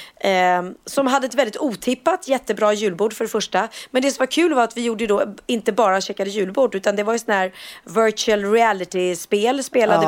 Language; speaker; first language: Swedish; native; Swedish